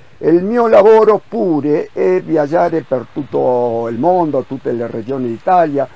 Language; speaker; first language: Italian; non-native, fluent; Spanish